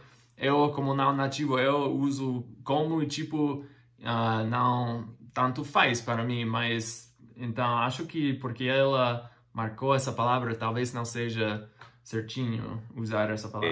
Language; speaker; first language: Portuguese; non-native, fluent; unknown